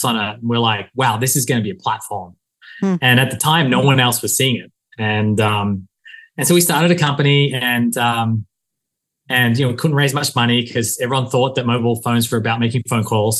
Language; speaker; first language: English; native; English